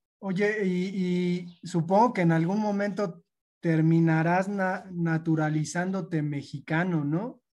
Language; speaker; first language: Spanish; native; Spanish